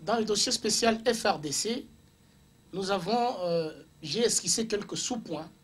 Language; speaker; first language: French; non-native, local second language; Swahili